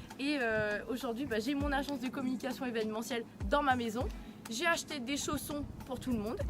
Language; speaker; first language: French; non-native, local second language; Morisyen